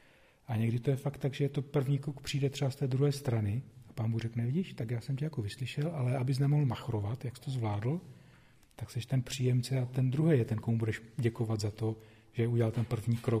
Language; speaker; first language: Czech; native; Czech